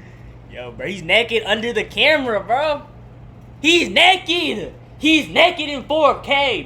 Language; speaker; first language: English; native; English